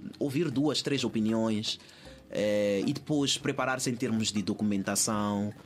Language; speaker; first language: Portuguese; native; Portuguese